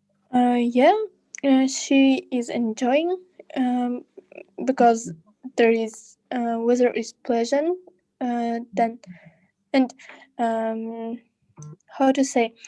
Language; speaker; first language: English; non-native, learner; Russian